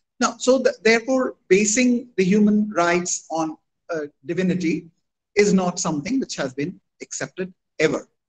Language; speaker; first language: English; non-native, local second language; Hindi